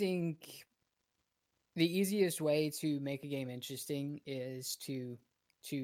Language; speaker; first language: English; native; English